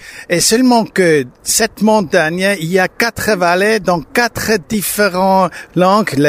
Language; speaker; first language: French; non-native, local second language; German